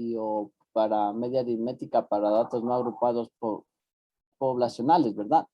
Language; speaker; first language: Spanish; native; Spanish